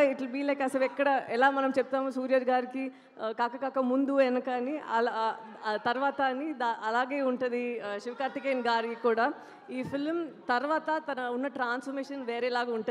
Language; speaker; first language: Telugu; non-native, local second language; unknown